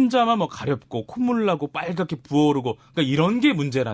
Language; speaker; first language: Korean; native; Korean